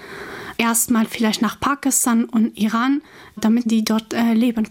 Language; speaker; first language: German; non-native, fluent; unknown